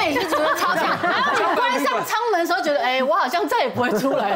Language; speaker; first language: Chinese; native; Chinese